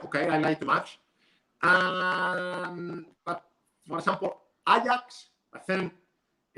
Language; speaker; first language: English; non-native, learner; Spanish